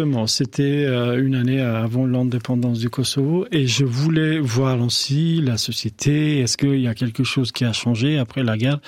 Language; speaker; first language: French; non-native, fluent; Albanian